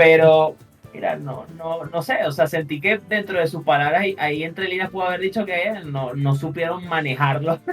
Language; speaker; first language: Spanish; native; Spanish